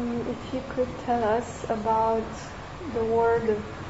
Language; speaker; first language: English; non-native, fluent; Romanian